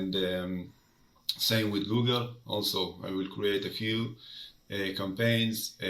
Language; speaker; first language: English; non-native, fluent; Hebrew